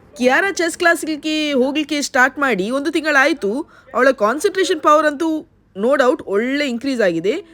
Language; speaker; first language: Kannada; non-native, local second language; Tulu